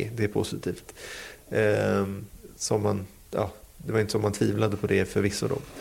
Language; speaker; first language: Swedish; native; Swedish